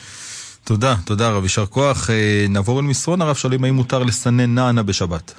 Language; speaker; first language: Hebrew; native; Hebrew